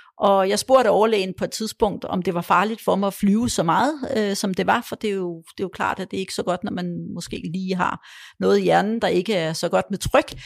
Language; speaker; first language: Danish; early bilingual, other home language; Polish